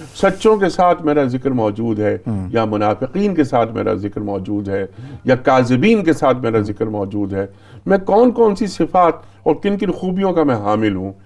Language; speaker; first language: Urdu; native; Urdu